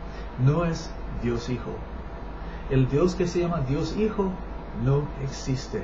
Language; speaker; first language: Spanish; non-native, learner; English